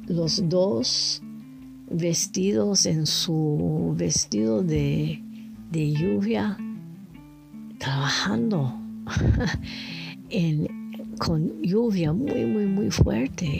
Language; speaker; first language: Spanish; non-native, learner; French